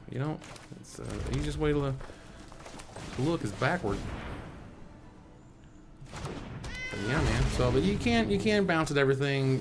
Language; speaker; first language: English; native; English